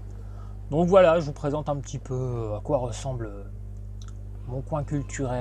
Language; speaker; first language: French; native; French